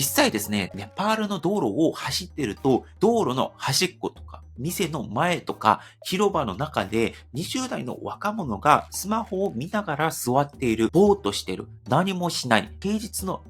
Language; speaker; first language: Japanese; non-native, fluent; Korean